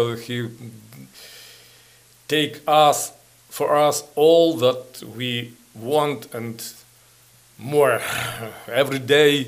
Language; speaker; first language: English; non-native, learner; Ukrainian